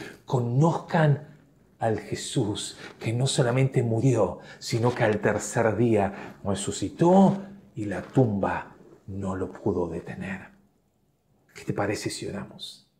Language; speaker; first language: Spanish; native; Spanish